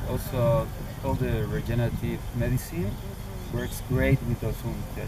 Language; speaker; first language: English; non-native, fluent; Spanish